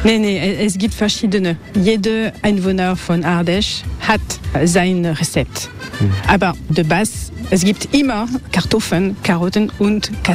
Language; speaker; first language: German; non-native, learner; French